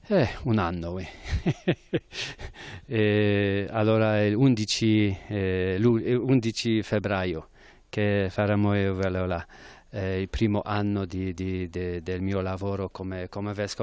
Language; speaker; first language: Italian; non-native, fluent; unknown